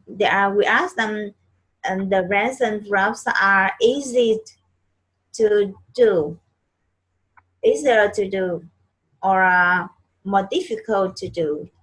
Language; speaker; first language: English; non-native, learner; Vietnamese